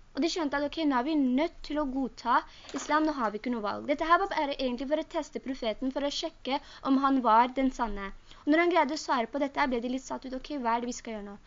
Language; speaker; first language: Norwegian; early bilingual, other home language; Urdu